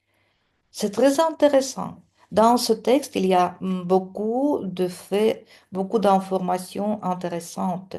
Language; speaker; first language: French; non-native, fluent; Russian